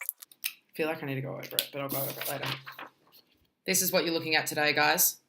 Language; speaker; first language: English; native; English